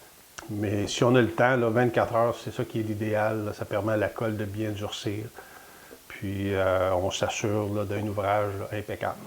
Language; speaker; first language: French; native; French